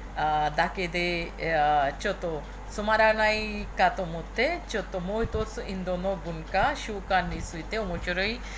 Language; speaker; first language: Japanese; non-native, fluent; Hindi